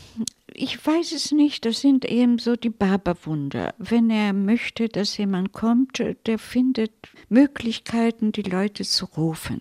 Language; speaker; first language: German; non-native, fluent; Italian